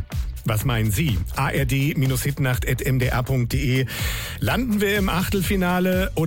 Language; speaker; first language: German; native; German